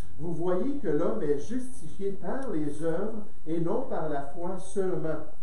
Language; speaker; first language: French; native; French